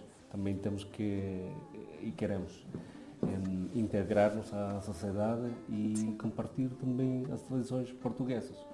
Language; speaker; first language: Portuguese; non-native, fluent; Spanish